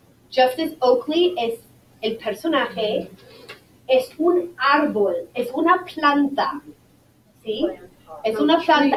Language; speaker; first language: Spanish; non-native, fluent; English